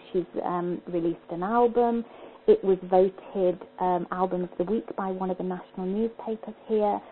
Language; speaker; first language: English; native; English